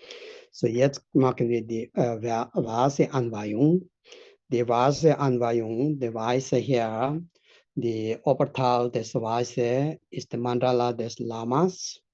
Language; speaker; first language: German; non-native, fluent; Tibetan